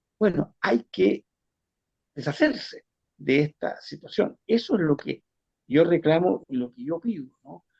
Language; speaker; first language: Spanish; native; Spanish